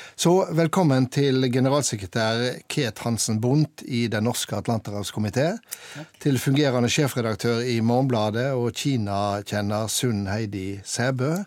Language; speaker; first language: Norwegian; native; Norwegian